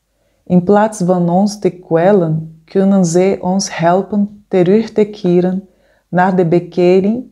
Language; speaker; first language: Dutch; non-native, fluent; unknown